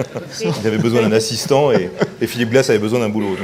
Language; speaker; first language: French; native; French